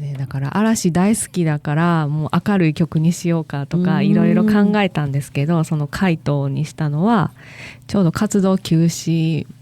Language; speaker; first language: Japanese; native; Japanese